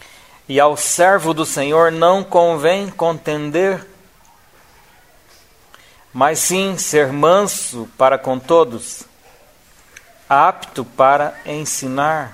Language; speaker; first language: Portuguese; native; Portuguese